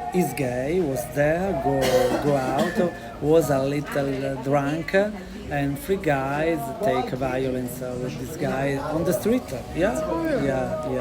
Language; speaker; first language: English; non-native, learner; Italian